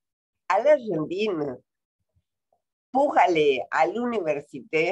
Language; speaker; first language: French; non-native, fluent; Spanish